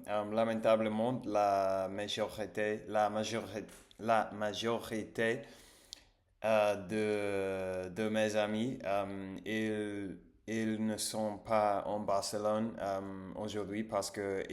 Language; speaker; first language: French; non-native, learner; English